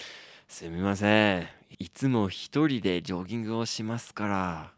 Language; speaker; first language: Japanese; non-native, fluent; English